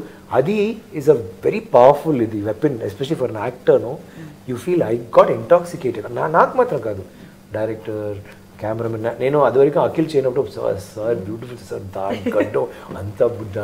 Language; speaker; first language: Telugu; non-native, learner; Tamil